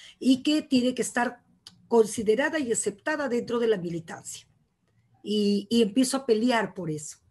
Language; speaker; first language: Spanish; native; Spanish